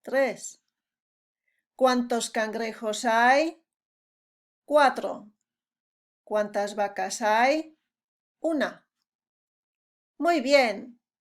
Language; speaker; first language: Spanish; non-native, fluent; English